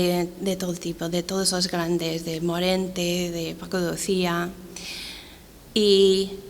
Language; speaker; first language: Spanish; non-native, fluent; English